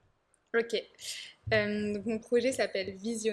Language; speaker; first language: French; native; French